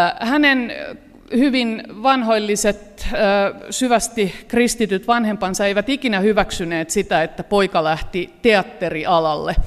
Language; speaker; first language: Finnish; native; Finnish